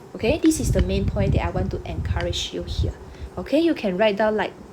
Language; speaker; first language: English; non-native, local second language; Malay